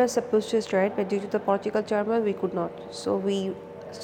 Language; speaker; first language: English; non-native, local second language; Bangla